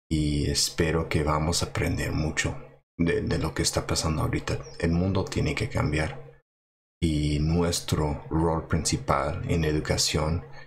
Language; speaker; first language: Spanish; non-native, fluent; English